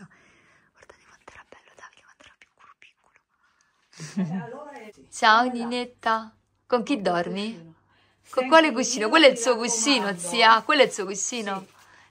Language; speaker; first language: Italian; native; Italian